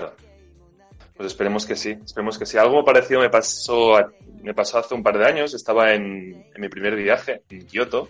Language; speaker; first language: Spanish; native; Spanish